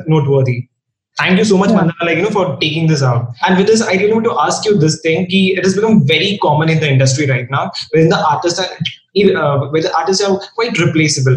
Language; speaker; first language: English; non-native, local second language; Hindi